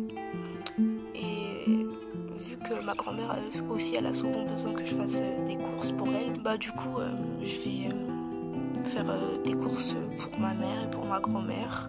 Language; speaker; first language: French; native; French